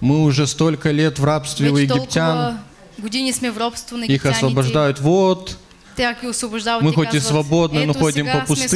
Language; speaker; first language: Russian; native; Russian